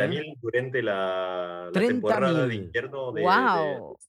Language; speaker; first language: Spanish; non-native, learner; French